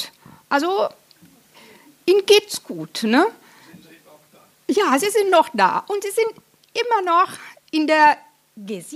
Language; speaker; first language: German; non-native, fluent; Italian